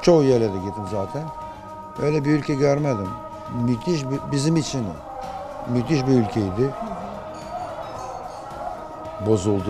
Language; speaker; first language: Turkish; non-native, fluent; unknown